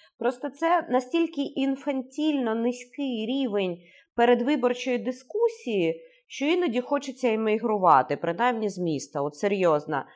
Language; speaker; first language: Ukrainian; native; Ukrainian